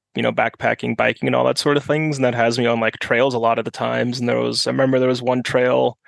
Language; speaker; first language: English; non-native, fluent; German